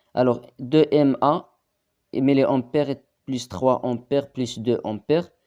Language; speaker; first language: French; non-native, local second language; Arabic